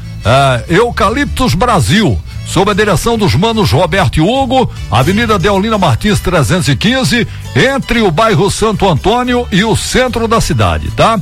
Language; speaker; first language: Portuguese; native; Portuguese